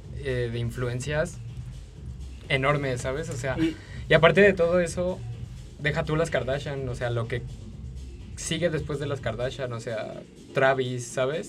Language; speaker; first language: Spanish; native; Spanish